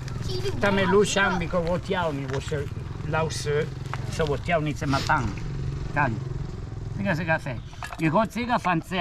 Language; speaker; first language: Chinese; non-native, learner; Italian